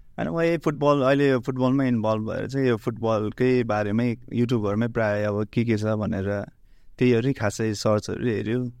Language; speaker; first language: Nepali; native; Nepali